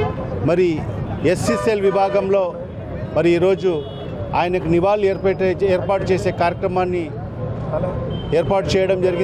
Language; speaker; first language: Telugu; native; Telugu